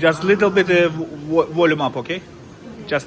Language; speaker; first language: English; non-native, learner; Turkish